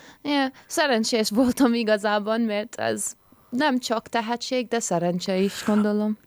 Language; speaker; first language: Hungarian; early bilingual, heritage; Hungarian